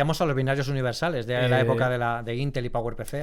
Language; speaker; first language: Spanish; native; Spanish